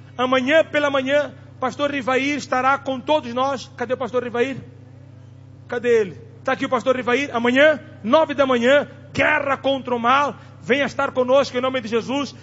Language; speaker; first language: Portuguese; non-native, local second language; Tsonga